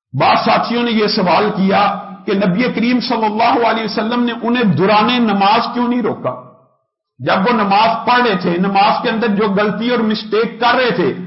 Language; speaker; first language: Urdu; native; Urdu